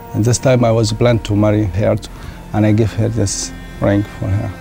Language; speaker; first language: English; non-native, learner; Arabic